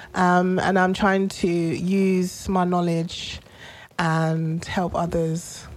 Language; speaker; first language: English; native; English